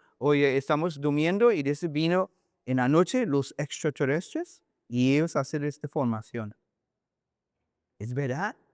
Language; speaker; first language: Spanish; non-native, learner; English